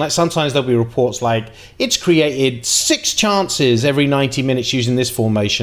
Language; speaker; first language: English; native; English